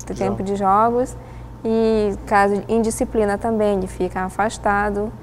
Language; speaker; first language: Portuguese; native; Portuguese